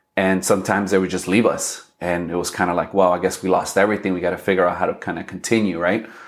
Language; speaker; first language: English; early bilingual, other home language; Spanish